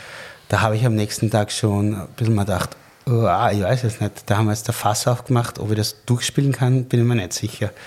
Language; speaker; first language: German; native; German